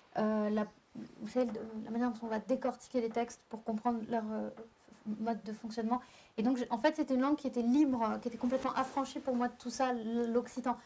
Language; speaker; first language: French; native; French